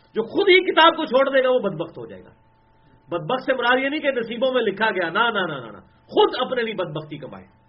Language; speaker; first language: Urdu; non-native, local second language; Punjabi